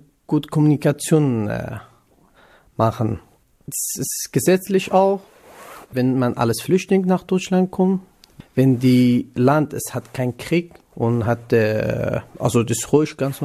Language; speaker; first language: German; non-native, learner; Kurdish